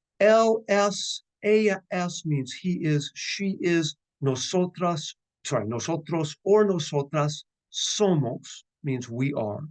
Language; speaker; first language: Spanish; non-native, fluent; English